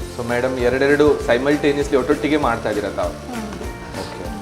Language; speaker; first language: Kannada; non-native, local second language; Tulu